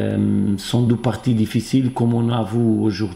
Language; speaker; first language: French; non-native, fluent; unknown